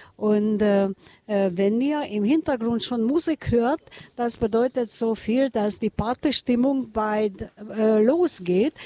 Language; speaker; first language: German; non-native, fluent; Hungarian